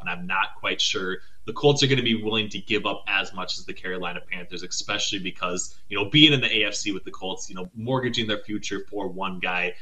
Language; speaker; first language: English; native; English